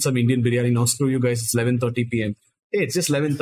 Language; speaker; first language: English; non-native, local second language; Tamil